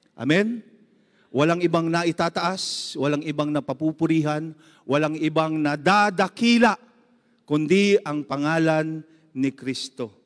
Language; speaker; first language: Filipino; native; Filipino